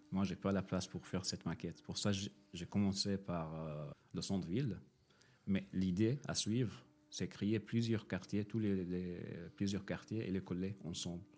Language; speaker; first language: French; non-native, fluent; Arabic